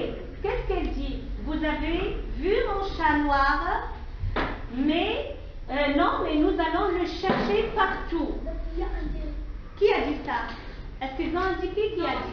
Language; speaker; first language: French; non-native, local second language; Arabic